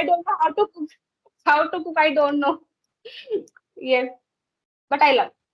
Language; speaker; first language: English; non-native, learner; Hindi